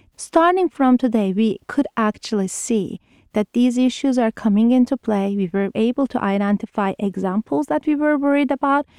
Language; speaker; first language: English; non-native, fluent; Turkish